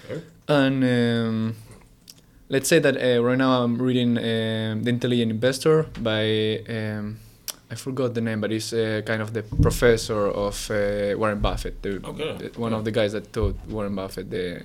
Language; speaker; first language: English; non-native, fluent; Spanish